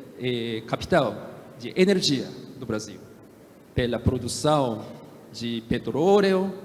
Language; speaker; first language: Portuguese; non-native, fluent; Japanese